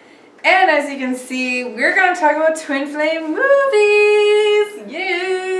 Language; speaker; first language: English; native; English